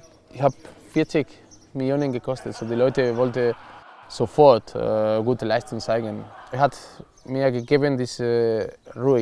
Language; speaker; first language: German; non-native, learner; Spanish